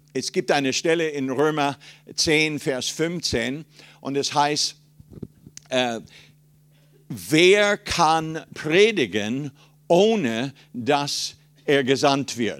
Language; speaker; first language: German; non-native, fluent; English